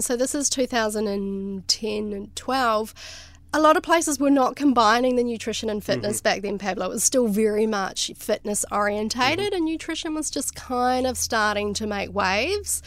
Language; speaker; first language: English; native; English